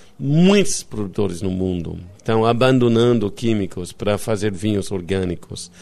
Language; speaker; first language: Portuguese; non-native, fluent; English